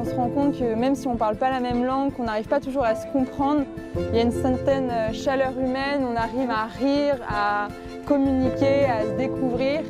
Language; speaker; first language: French; native; French